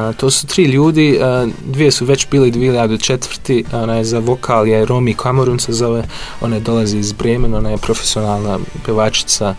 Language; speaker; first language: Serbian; non-native, fluent; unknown